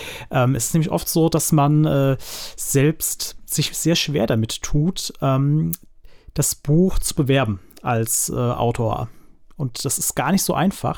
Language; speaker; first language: German; native; German